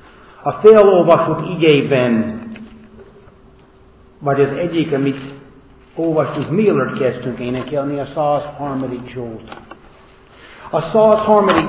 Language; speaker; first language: Hungarian; non-native, fluent; English